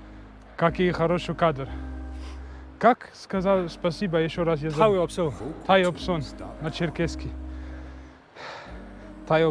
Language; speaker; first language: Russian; non-native, learner; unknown